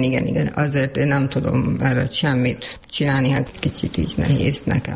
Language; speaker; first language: Hungarian; non-native, learner; Urdu